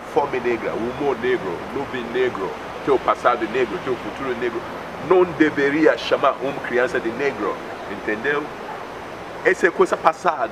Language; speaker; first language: Portuguese; non-native, learner; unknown